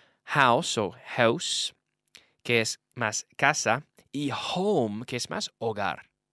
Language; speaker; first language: Spanish; non-native, fluent; English